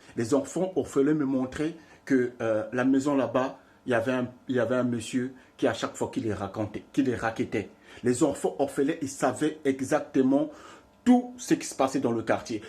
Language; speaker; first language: French; non-native, local second language; Lingala